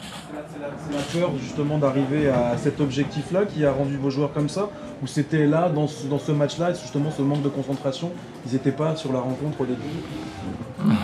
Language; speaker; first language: French; native; French